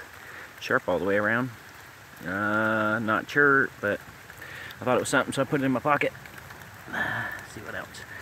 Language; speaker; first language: English; native; English